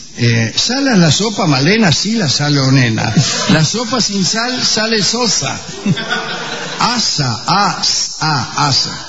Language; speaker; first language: Spanish; native; Spanish